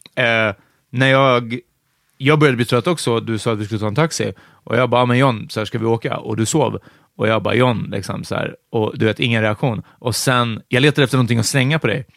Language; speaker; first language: Swedish; early bilingual, other home language; Hungarian